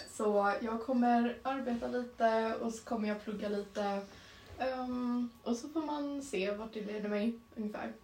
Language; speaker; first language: Swedish; native; Swedish